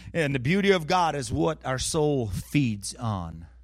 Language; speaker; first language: English; early bilingual, other home language; Ukrainian